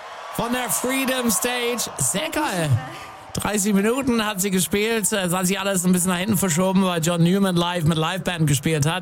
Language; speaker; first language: German; native; German